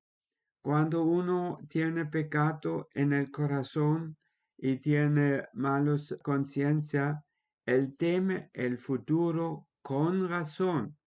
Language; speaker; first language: Spanish; non-native, fluent; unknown